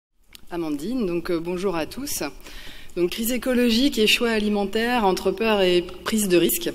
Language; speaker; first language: French; native; French